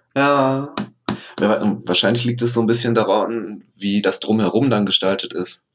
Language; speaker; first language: German; native; German